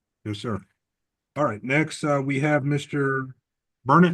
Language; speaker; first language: English; native; English